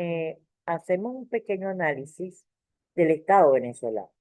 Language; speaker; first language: Spanish; native; Spanish